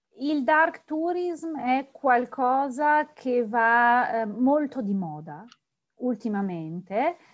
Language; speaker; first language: Italian; native; Italian